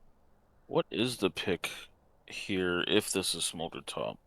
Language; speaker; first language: English; native; English